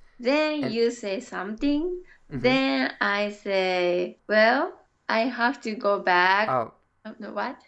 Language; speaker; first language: English; non-native, learner; Japanese